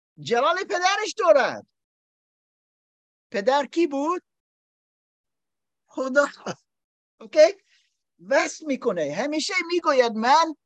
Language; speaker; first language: Persian; non-native, learner; English